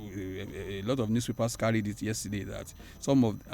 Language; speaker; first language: English; non-native, local second language; Yoruba